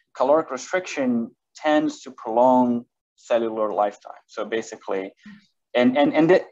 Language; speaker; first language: English; non-native, fluent; Portuguese